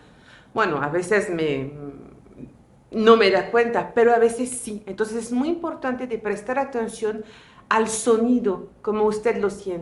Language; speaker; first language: Spanish; non-native, fluent; French